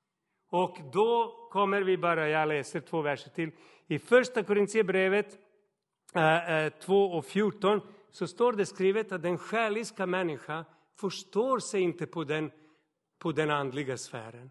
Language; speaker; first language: Swedish; non-native, fluent; Serbian